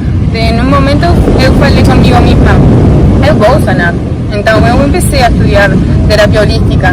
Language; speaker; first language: Portuguese; non-native, learner; Spanish